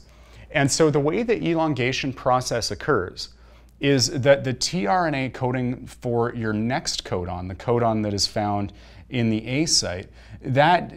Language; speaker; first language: English; native; English